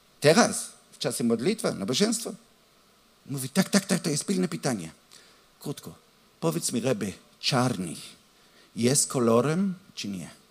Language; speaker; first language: Polish; non-native, learner; Hebrew